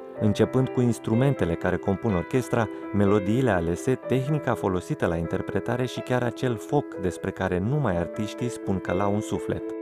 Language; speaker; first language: Romanian; native; Romanian